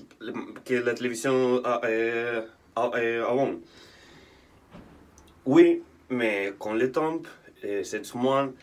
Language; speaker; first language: French; non-native, learner; Spanish